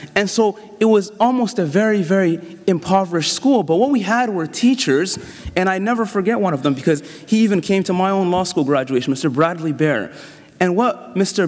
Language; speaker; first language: English; native; English